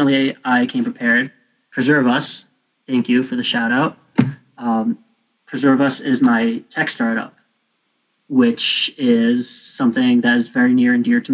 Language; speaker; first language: English; native; English